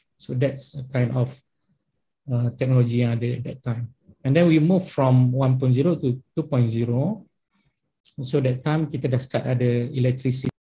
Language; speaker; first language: English; non-native, local second language; Malay